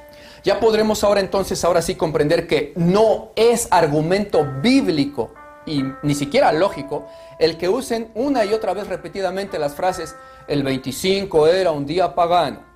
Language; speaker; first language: Spanish; native; Spanish